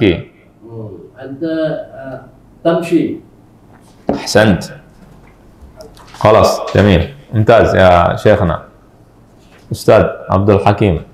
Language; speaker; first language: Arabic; non-native, fluent; Indonesian